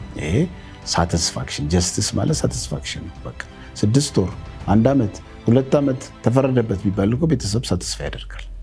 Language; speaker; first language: Amharic; non-native, local second language; Oromo